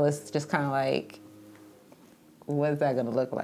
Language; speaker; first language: English; native; English